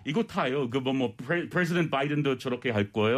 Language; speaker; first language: Korean; non-native, learner; English